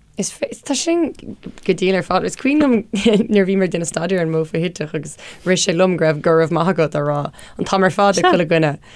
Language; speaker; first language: Irish; non-native, local second language; English